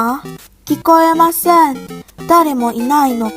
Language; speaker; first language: Japanese; non-native, learner; Indonesian